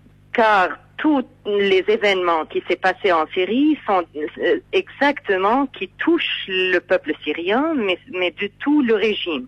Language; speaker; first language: French; non-native, fluent; Arabic